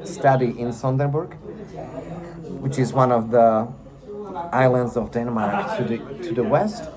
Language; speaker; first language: English; non-native, fluent; Slovak